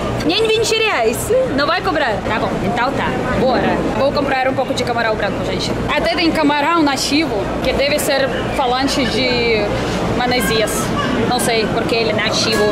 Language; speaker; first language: Portuguese; non-native, fluent; Russian